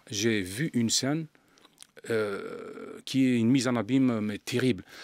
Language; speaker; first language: French; non-native, local second language; Arabic